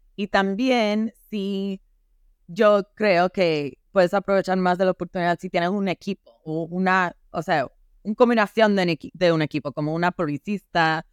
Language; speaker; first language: Spanish; non-native, fluent; English